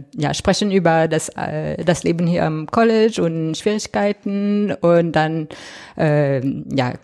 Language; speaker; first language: German; non-native, fluent; French